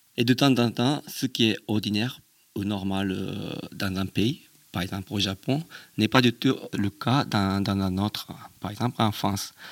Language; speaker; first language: French; non-native, fluent; Japanese